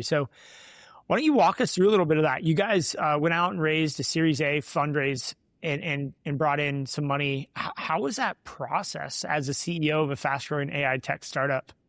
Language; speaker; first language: English; native; English